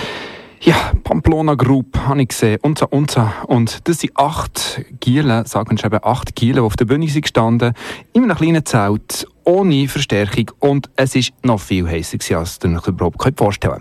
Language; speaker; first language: German; native; German